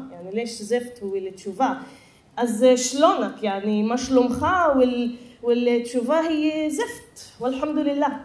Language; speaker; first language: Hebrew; non-native, local second language; Arabic